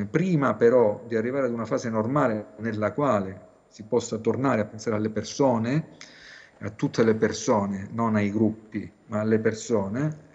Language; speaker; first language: Italian; native; Italian